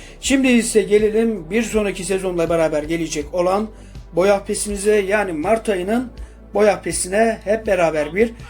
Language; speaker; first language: Turkish; native; Turkish